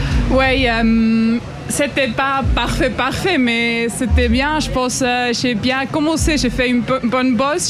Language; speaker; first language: French; non-native, fluent; Swiss German